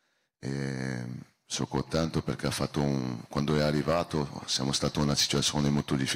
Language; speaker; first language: Italian; non-native, learner; French